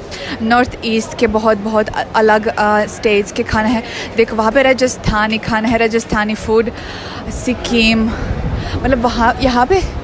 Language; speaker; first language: Hindi; non-native, fluent; Russian